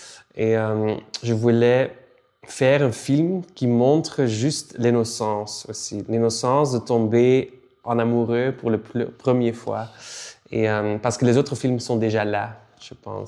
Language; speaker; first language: French; non-native, local second language; Dutch